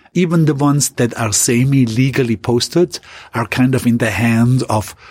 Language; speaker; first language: English; non-native, fluent; German